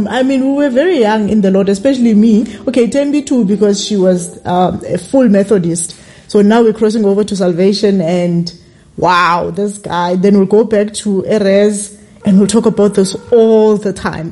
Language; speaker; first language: English; non-native, local second language; Tsonga